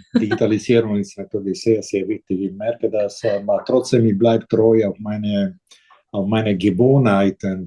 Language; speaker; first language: German; non-native, fluent; Italian